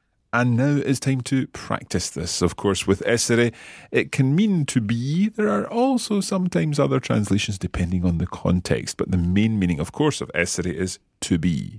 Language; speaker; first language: English; native; English